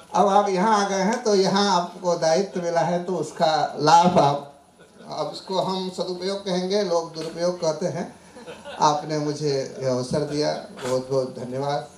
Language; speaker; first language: Hindi; non-native, local second language; Marathi